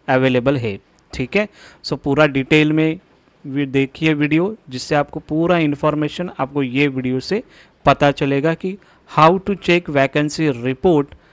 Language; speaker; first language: Hindi; non-native, local second language; Marathi